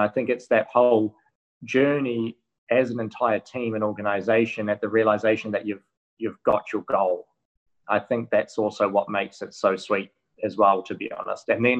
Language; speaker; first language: English; native; English